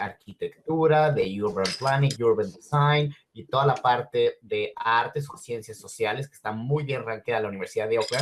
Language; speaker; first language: Spanish; native; Spanish